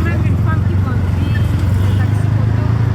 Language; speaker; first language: French; non-native, local second language; Malagasy